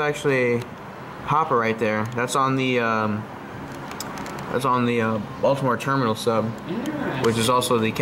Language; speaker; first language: English; native; English